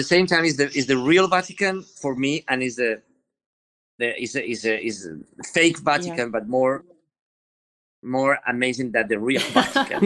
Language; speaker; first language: English; non-native, learner; Spanish